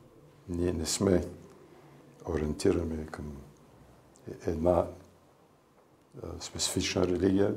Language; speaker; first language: Bulgarian; early bilingual, heritage; Bulgarian